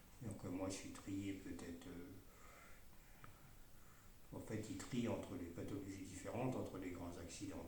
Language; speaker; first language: French; native; French